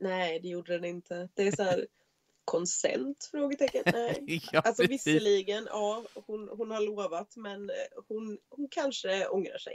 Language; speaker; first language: Swedish; native; Swedish